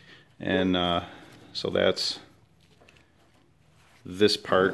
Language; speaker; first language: English; native; English